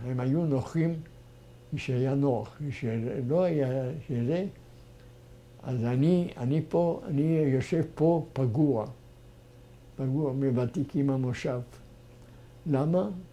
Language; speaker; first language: Hebrew; non-native, fluent; German